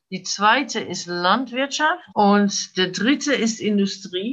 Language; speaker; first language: German; non-native, fluent; English